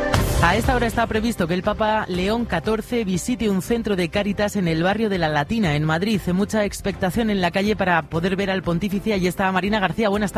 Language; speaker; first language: Spanish; native; Spanish